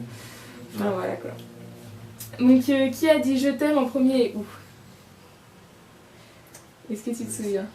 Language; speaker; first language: French; native; French